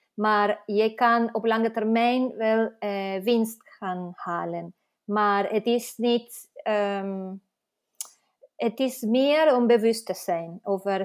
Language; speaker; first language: Dutch; non-native, fluent; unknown